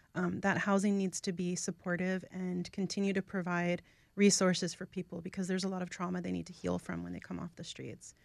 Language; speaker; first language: English; native; English